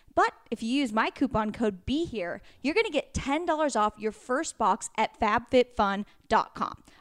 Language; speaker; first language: English; native; English